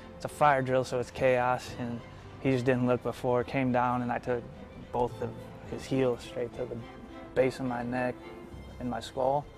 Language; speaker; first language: English; native; English